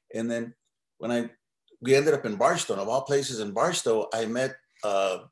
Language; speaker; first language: English; native; English